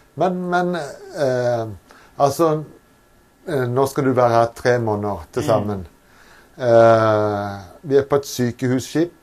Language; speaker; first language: Norwegian; native; Norwegian